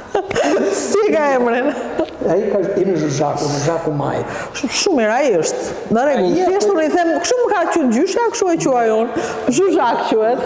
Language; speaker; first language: Albanian; native; Albanian